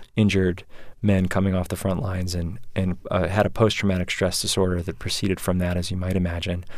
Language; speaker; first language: English; native; English